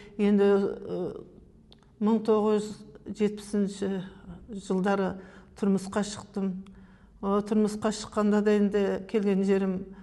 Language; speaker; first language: Kazakh; native; Kazakh